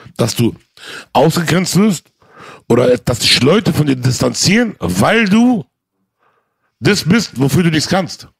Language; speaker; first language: German; early bilingual, other home language; Arabic